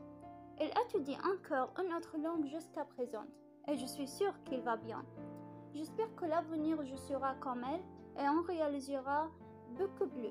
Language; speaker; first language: French; non-native, fluent; Arabic